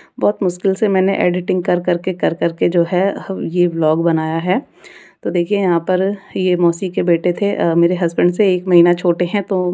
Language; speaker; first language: Hindi; native; Hindi